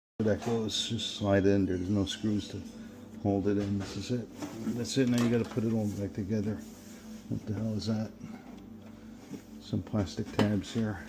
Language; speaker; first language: English; native; English